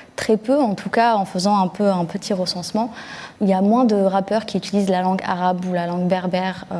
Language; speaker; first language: French; early bilingual, other home language; Arabic